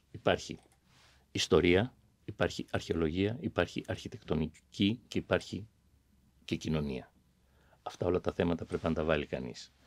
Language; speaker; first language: Greek; native; Greek